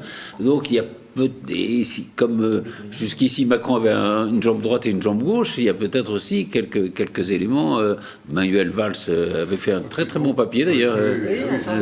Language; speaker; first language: French; native; French